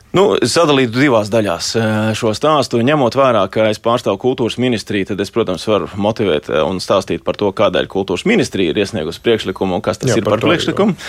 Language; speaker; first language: Latvian; native; Latvian